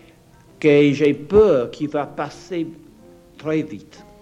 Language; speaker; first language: French; non-native, fluent; English